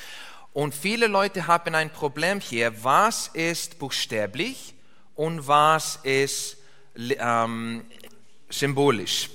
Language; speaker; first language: German; non-native, learner; English